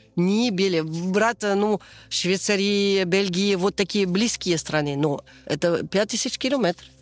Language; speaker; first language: Russian; non-native, learner; French